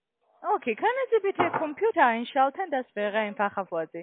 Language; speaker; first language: German; non-native, learner; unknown